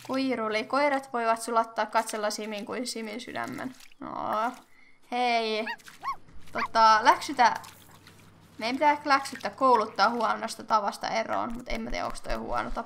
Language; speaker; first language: Finnish; native; Finnish